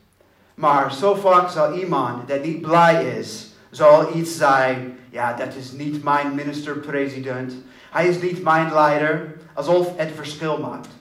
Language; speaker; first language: Dutch; non-native, learner; English